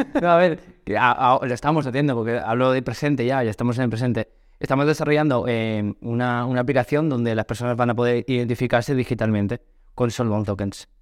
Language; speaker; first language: Spanish; early bilingual, other home language; Portuguese